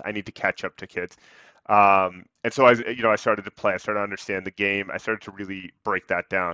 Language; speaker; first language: English; native; English